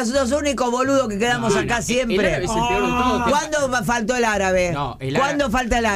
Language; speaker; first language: Spanish; native; Spanish